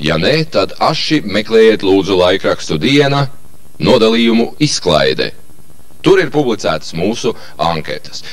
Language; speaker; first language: Latvian; native; Latvian